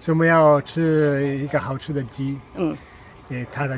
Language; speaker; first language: Chinese; non-native, fluent; Italian